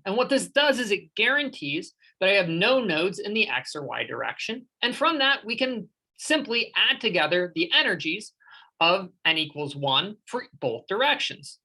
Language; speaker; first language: English; native; English